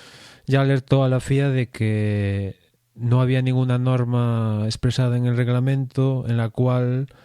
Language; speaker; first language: Spanish; native; Spanish